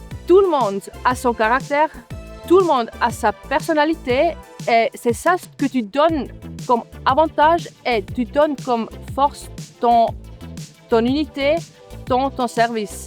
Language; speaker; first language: French; non-native, local second language; German